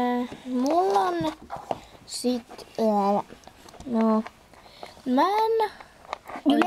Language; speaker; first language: Finnish; native; Finnish